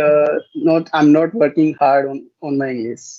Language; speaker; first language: English; non-native, learner; Hindi